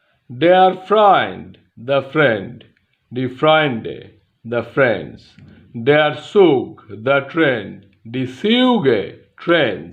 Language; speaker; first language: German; non-native, fluent; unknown